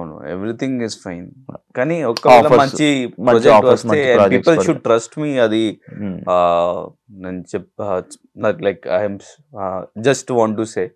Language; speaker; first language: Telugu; non-native, learner; Hindi